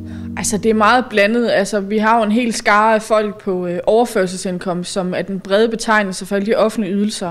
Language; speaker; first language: Danish; native; Danish